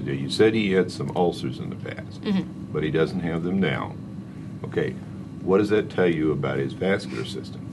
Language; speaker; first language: English; native; English